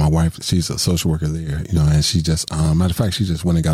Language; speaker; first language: English; native; English